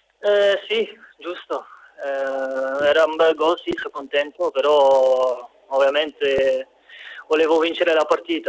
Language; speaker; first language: Italian; non-native, fluent; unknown